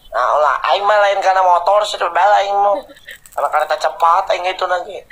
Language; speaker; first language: Indonesian; native; Indonesian